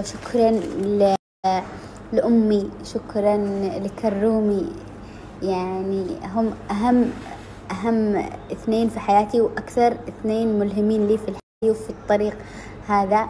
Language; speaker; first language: Arabic; native; Arabic